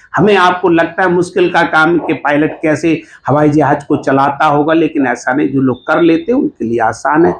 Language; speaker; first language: Hindi; native; Hindi